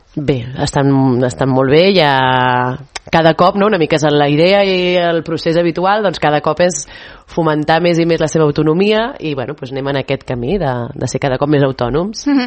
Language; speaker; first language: Catalan; native; Catalan